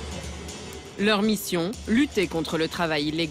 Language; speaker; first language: French; native; French